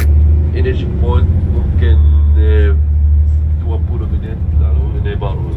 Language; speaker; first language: Indonesian; non-native, learner; Arabic